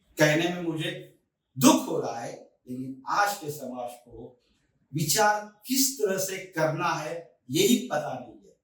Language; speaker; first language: Hindi; native; Hindi